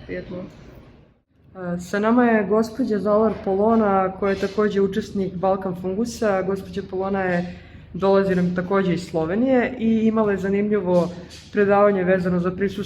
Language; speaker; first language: Bosnian; native; Bosnian